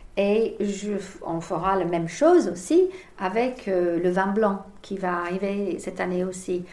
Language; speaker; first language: French; non-native, fluent; English